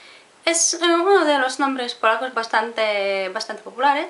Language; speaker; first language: Spanish; non-native, fluent; Polish